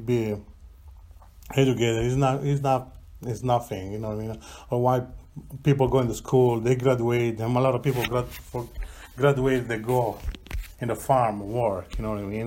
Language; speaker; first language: English; non-native, learner; Italian